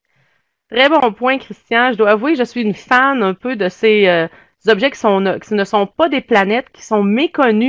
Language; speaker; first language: French; native; French